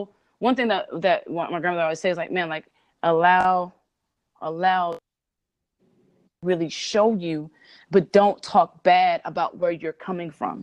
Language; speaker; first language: English; native; English